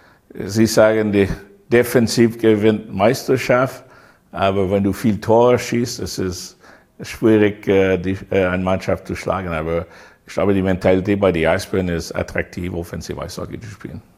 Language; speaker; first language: German; non-native, learner; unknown